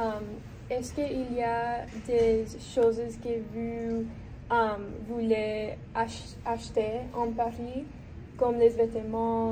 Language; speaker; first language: French; non-native, learner; English